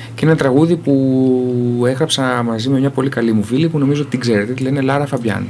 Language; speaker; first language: Greek; early bilingual, heritage; Greek